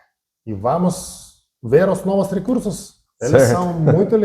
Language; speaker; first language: Portuguese; non-native, learner; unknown